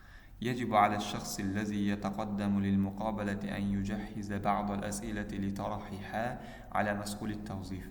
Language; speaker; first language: Arabic; non-native, fluent; Uzbek